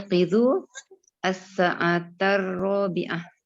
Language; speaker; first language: Arabic; non-native, learner; Malay